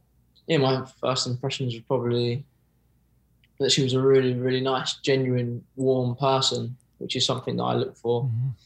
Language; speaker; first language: English; native; English